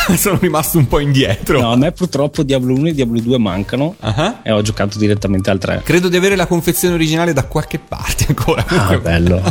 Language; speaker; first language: Italian; native; Italian